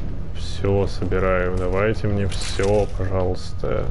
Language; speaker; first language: Russian; native; Russian